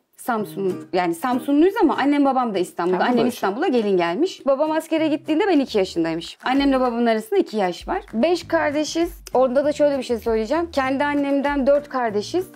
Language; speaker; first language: Turkish; native; Turkish